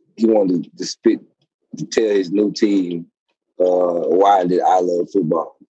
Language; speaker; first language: English; native; English